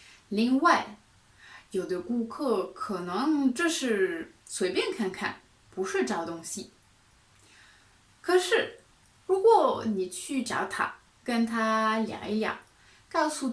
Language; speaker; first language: Chinese; non-native, fluent; French